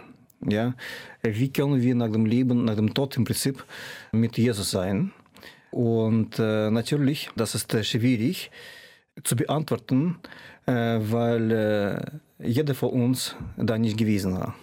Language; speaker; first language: German; non-native, fluent; Russian